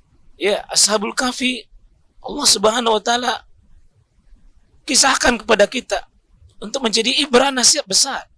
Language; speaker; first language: Indonesian; native; Indonesian